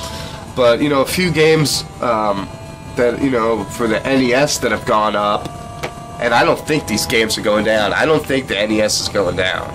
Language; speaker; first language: English; native; English